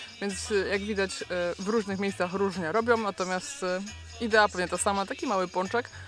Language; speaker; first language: Polish; native; Polish